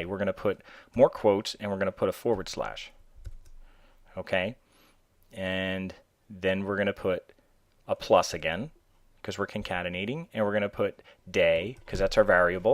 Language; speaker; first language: English; native; English